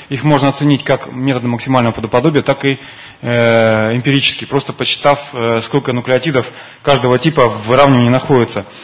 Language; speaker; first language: Russian; native; Russian